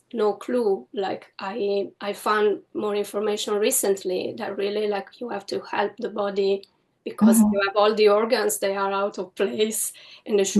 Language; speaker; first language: English; non-native, fluent; Italian